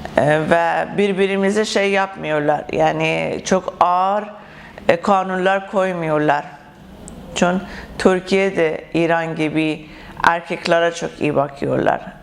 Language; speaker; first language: Turkish; non-native, learner; Persian